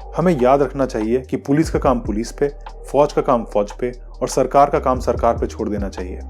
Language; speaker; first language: Hindi; native; Hindi